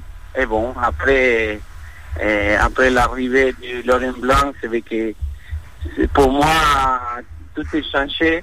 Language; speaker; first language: French; non-native, fluent; Spanish